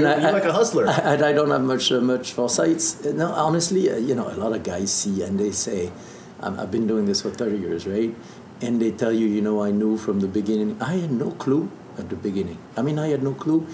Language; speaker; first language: English; non-native, fluent; French